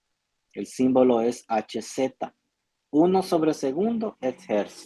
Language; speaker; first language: Spanish; native; Spanish